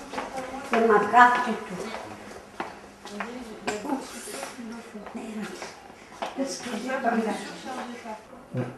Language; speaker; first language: French; non-native, learner; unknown